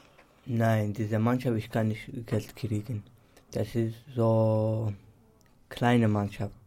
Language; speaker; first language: German; non-native, learner; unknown